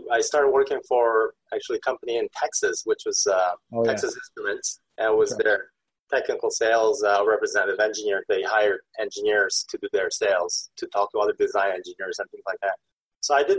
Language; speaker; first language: English; early bilingual, other home language; Korean